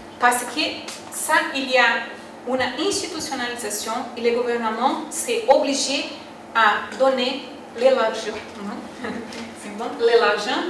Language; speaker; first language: French; non-native, learner; Portuguese